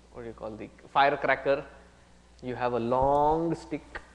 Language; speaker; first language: English; non-native, local second language; Hindi